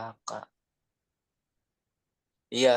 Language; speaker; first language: Arabic; non-native, learner; Indonesian